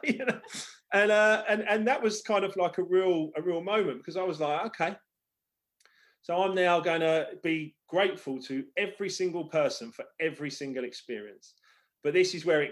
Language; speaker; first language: English; native; English